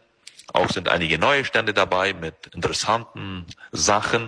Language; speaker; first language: German; early bilingual, heritage; German